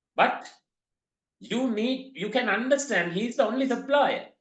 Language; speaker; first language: English; non-native, local second language; Sinhala